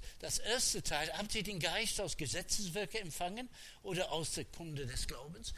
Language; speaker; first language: German; non-native, fluent; English